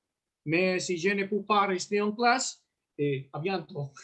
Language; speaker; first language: French; non-native, learner; Spanish